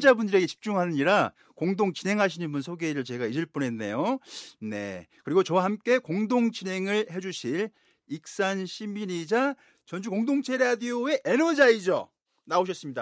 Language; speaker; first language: Korean; native; Korean